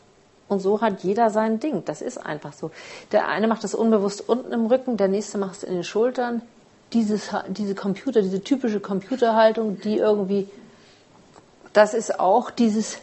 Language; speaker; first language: German; native; German